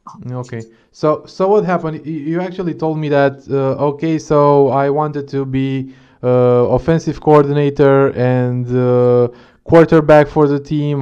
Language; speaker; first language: English; non-native, fluent; Romanian